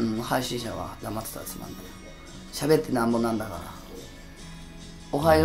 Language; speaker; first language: Japanese; native; Japanese